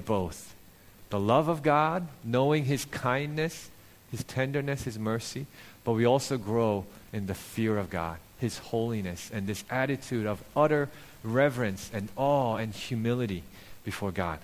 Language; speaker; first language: English; early bilingual, other home language; Korean